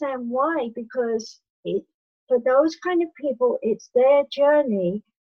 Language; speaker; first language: English; native; English